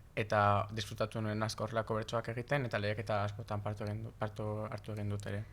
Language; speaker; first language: Basque; native; Basque